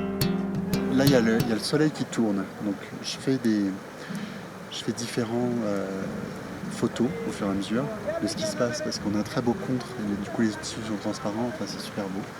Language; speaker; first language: French; native; French